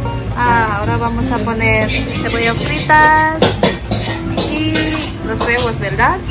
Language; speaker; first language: Spanish; non-native, learner; Indonesian